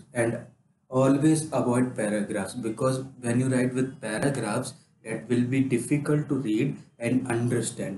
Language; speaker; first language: English; non-native, local second language; Hindi